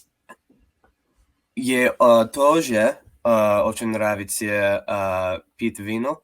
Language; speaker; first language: Russian; non-native, learner; English